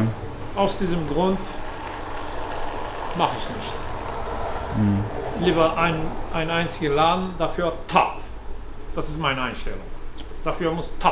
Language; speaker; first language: German; non-native, fluent; Turkish